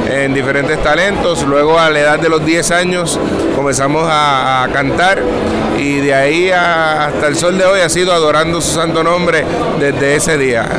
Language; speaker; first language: Spanish; native; Spanish